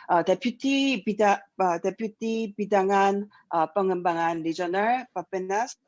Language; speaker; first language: Indonesian; non-native, learner; Korean